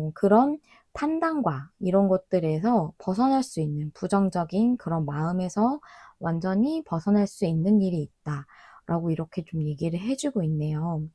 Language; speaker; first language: Korean; native; Korean